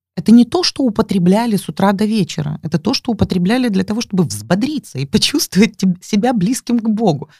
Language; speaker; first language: Russian; native; Russian